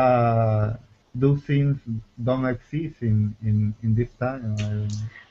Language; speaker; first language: English; non-native, learner; Spanish